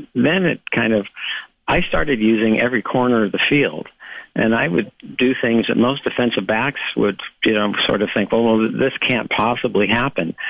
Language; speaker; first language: English; native; English